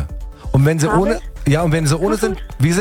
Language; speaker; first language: German; native; German